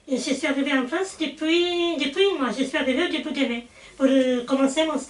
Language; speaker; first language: French; non-native, fluent; Italian